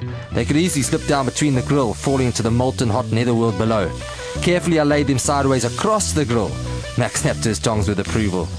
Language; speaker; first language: English; native; English